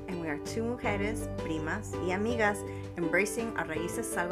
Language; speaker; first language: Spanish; early bilingual, heritage; Spanish